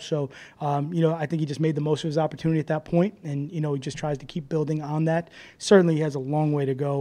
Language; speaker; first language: English; native; English